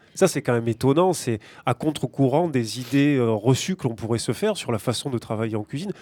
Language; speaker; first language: French; native; French